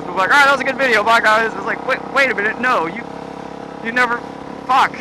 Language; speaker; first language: English; native; English